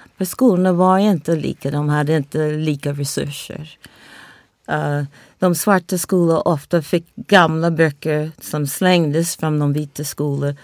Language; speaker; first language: Swedish; non-native, fluent; English